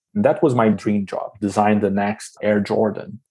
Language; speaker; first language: English; non-native, fluent; Portuguese